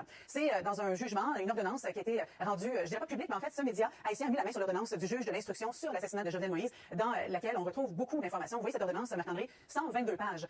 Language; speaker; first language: French; native; French